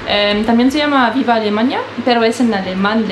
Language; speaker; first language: Spanish; non-native, fluent; German